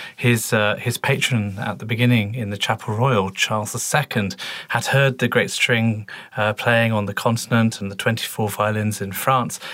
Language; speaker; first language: English; native; English